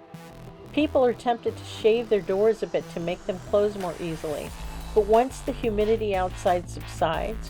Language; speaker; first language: English; native; English